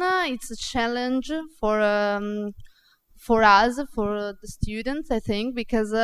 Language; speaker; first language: English; non-native, fluent; Italian